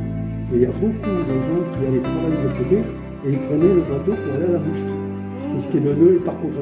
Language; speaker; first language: French; native; French